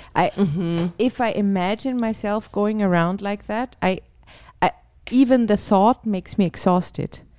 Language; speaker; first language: English; non-native, fluent; German